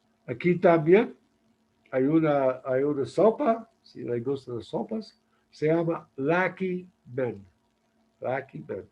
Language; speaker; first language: Spanish; non-native, learner; English